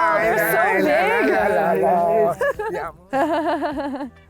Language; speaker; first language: English; native; English